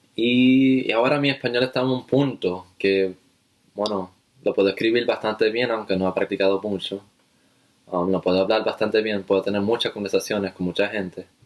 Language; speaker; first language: Spanish; early bilingual, heritage; Spanish